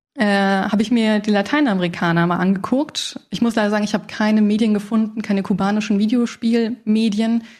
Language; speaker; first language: German; early bilingual, other home language; Spanish